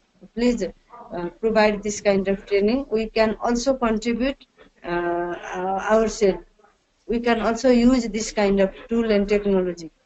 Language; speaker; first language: English; non-native, learner; Nepali